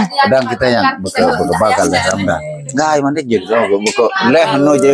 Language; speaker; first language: Indonesian; native; Indonesian